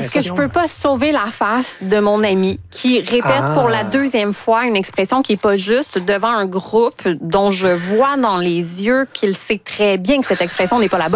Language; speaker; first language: French; native; French